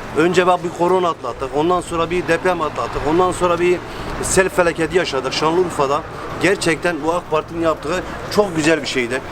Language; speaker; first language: Turkish; native; Turkish